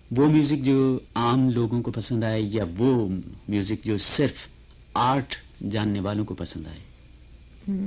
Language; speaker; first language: Urdu; native; Urdu